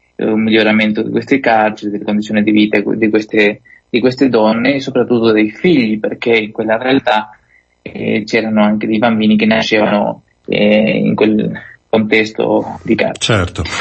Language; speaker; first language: Italian; non-native, fluent; Spanish